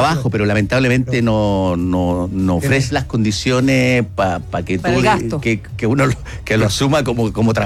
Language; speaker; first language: Spanish; native; Spanish